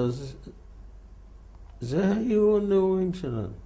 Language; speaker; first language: Hebrew; non-native, fluent; German